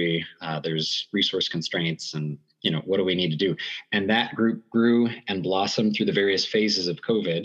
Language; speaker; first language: English; native; English